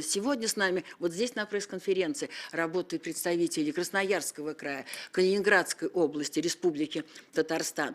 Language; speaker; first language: Russian; native; Russian